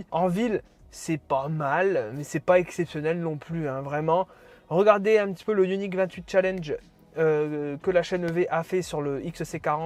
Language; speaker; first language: French; native; French